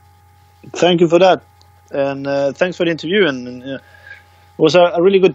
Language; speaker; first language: English; non-native, fluent; Swedish